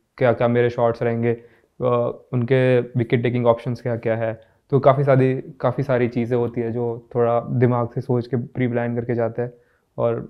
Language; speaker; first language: Hindi; non-native, local second language; Gujarati